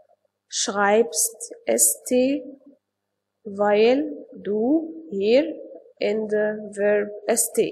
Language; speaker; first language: German; non-native, fluent; Arabic